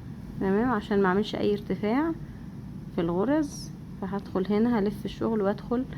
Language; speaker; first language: Arabic; native; Arabic